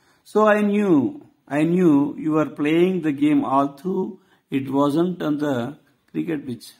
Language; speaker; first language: English; non-native, local second language; Telugu